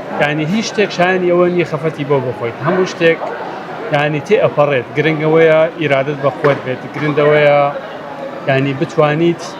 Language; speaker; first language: Central Kurdish; native; Central Kurdish